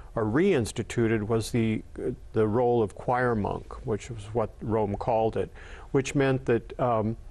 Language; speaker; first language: English; native; English